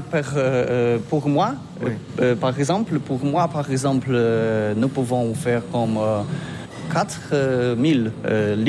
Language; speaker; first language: French; non-native, learner; Polish